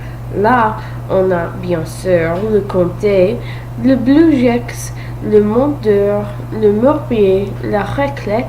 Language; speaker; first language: French; non-native, learner; English